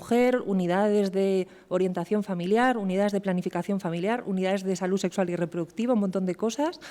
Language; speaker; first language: Spanish; native; Spanish